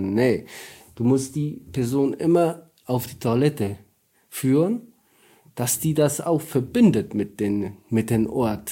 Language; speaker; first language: German; non-native, learner; Polish